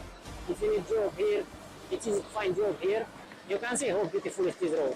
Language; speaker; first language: English; non-native, learner; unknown